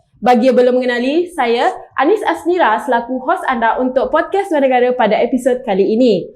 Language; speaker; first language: Malay; native; Malay